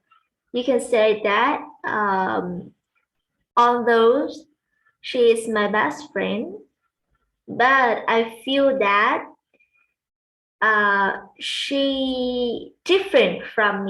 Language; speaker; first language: English; non-native, fluent; Vietnamese